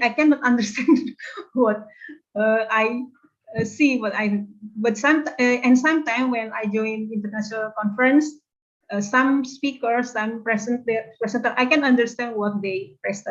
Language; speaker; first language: English; non-native, learner; Indonesian